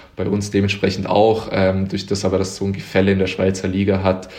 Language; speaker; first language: German; native; German